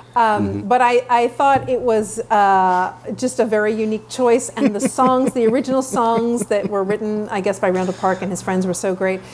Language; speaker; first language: English; native; English